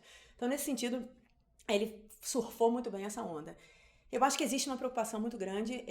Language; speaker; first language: Portuguese; native; Portuguese